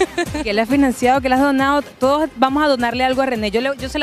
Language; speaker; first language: Spanish; native; Spanish